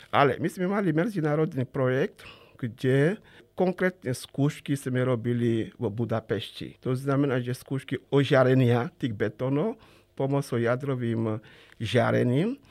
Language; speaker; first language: Slovak; non-native, fluent; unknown